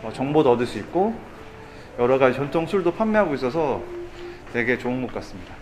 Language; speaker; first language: Korean; native; Korean